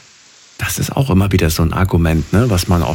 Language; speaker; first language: German; native; German